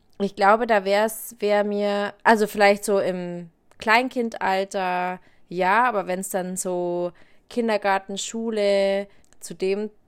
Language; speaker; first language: German; native; German